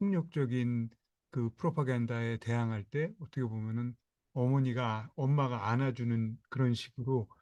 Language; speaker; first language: Korean; native; Korean